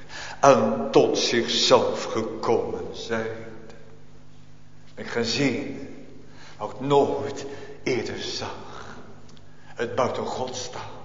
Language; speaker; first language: Dutch; native; Dutch